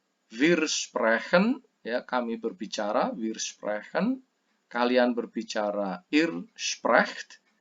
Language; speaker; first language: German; non-native, fluent; Indonesian